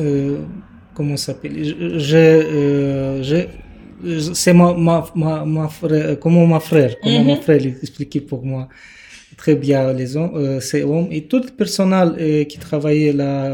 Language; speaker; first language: French; non-native, learner; Romanian